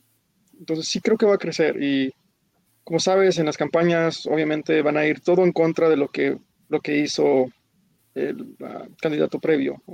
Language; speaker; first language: Spanish; early bilingual, heritage; English